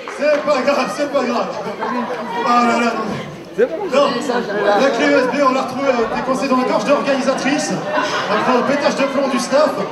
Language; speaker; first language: French; native; French